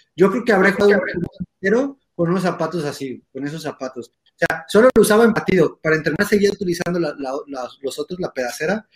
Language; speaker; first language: Spanish; native; Spanish